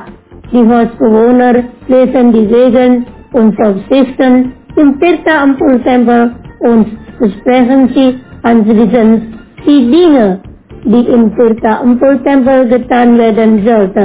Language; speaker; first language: German; non-native, fluent; Indonesian